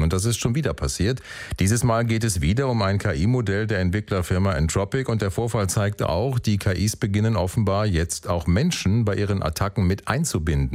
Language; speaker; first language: German; native; German